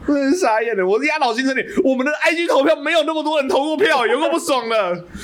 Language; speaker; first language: Chinese; native; Chinese